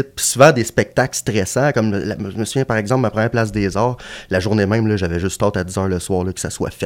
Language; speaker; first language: French; native; French